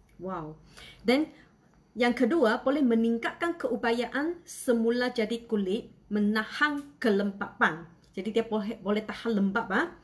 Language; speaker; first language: Malay; non-native, local second language; Chinese